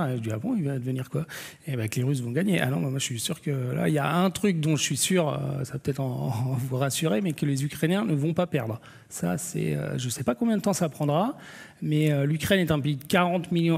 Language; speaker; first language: French; native; French